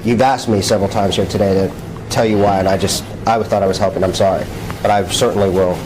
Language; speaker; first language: English; native; English